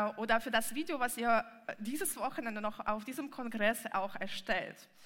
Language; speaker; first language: German; non-native, fluent; Russian